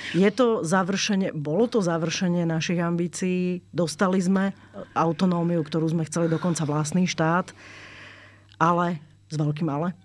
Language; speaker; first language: Slovak; native; Slovak